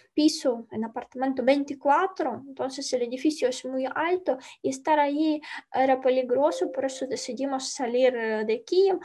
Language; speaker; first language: Spanish; non-native, learner; Ukrainian